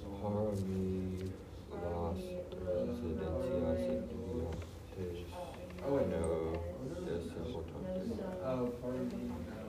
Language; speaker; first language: Spanish; non-native, learner; English